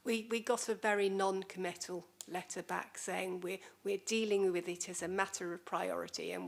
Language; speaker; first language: English; native; English